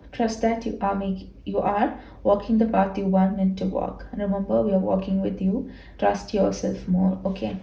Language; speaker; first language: English; non-native, local second language; Malayalam